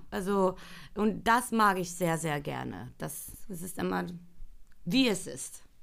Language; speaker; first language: German; non-native, fluent; Spanish